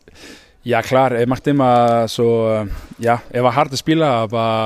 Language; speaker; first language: German; non-native, learner; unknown